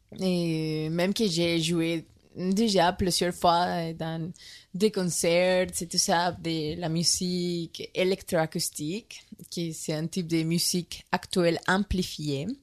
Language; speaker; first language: French; non-native, learner; Spanish